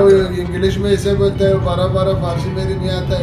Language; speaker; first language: Hindi; non-native, local second language; Baluchi